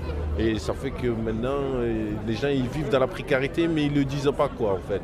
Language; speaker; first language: French; native; French